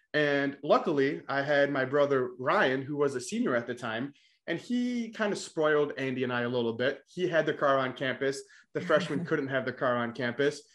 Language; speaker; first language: English; native; English